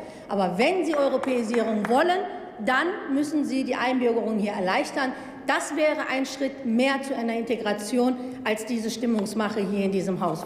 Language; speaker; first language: German; early bilingual, other home language; Turkish